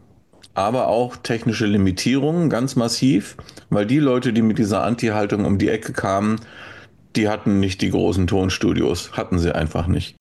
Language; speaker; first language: German; native; German